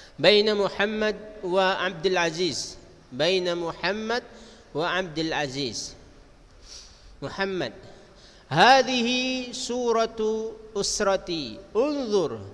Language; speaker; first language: Arabic; non-native, fluent; Indonesian